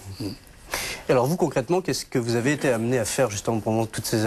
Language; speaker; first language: French; native; French